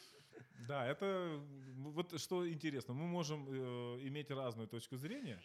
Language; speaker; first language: Russian; native; Russian